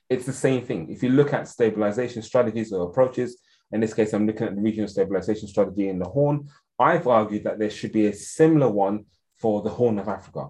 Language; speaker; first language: English; native; English